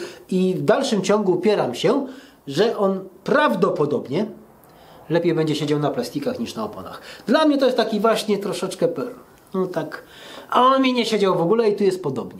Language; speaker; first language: Polish; native; Polish